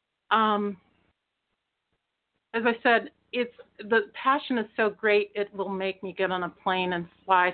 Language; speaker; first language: English; native; English